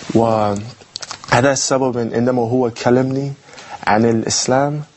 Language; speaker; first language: Arabic; non-native, learner; English